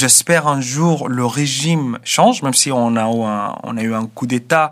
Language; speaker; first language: French; non-native, fluent; Arabic